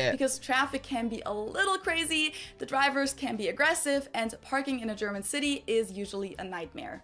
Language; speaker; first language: English; non-native, fluent; German